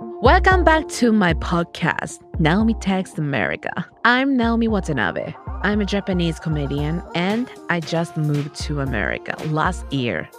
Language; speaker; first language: English; non-native, learner; Japanese